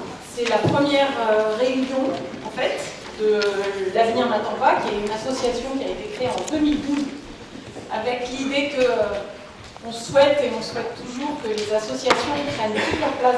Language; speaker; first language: French; native; French